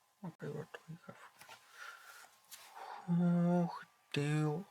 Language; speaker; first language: English; non-native, fluent; Polish